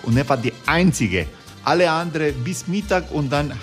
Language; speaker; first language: German; non-native, learner; Croatian